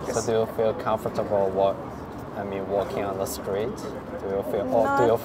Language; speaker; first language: English; non-native, fluent; Chinese